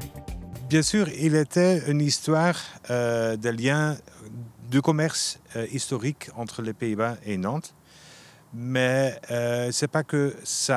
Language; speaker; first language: French; non-native, fluent; Dutch